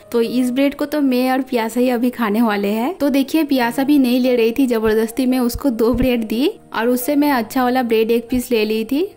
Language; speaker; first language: Hindi; non-native, local second language; Bangla